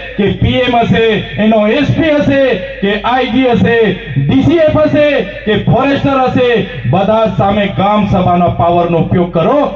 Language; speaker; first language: Gujarati; non-native, local second language; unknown